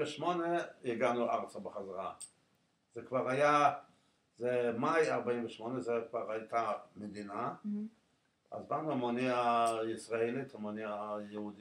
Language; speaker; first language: Hebrew; non-native, fluent; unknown